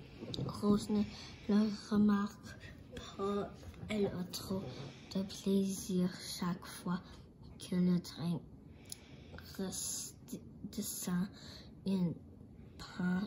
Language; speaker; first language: French; non-native, learner; English